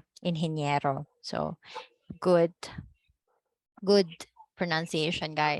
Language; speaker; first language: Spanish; non-native, fluent; Filipino